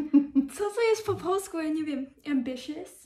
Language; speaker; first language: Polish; early bilingual, heritage; Polish